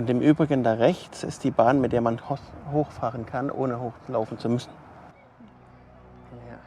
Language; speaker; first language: German; native; German